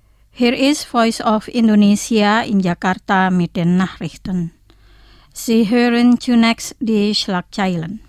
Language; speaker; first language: German; non-native, fluent; Indonesian